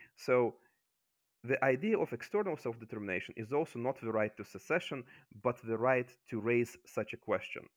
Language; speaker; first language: English; non-native, fluent; Azerbaijani